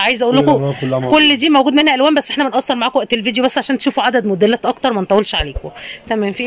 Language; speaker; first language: Arabic; native; Arabic